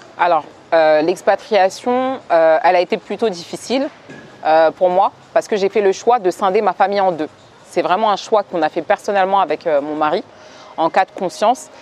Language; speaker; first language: French; native; French